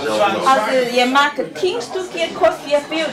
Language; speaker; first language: Dutch; non-native, learner; Chinese